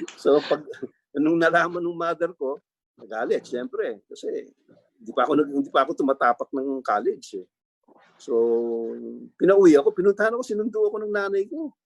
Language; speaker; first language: Filipino; native; Filipino